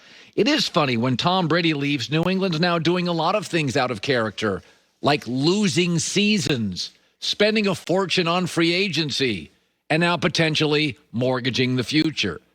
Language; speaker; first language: English; native; English